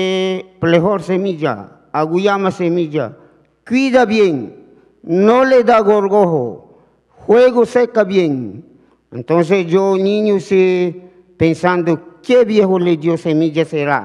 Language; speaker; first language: Spanish; non-native, learner; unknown